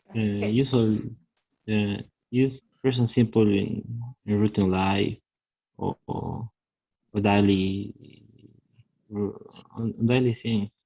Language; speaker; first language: English; non-native, learner; Spanish